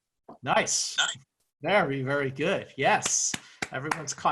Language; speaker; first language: English; native; English